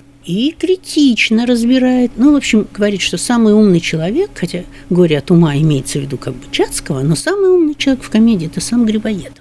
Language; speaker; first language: Russian; native; Russian